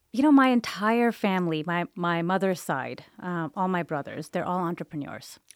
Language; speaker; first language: English; non-native, local second language; Urdu